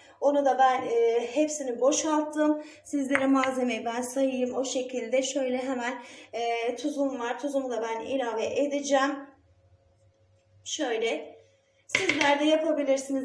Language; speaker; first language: Turkish; native; Turkish